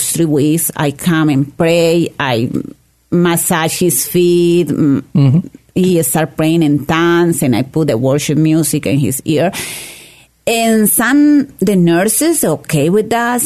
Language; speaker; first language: English; non-native, learner; Spanish